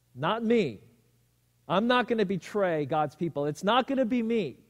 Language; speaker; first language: English; native; English